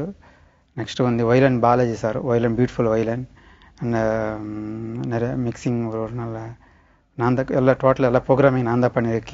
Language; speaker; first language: Tamil; native; Tamil